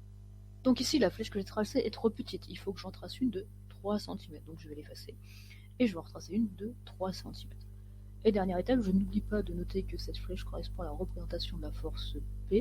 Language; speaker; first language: French; native; French